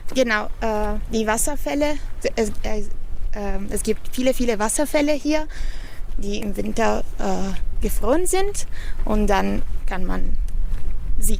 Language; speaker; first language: German; non-native, fluent; Italian